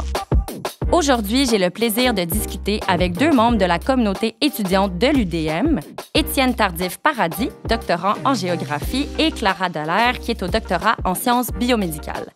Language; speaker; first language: French; native; French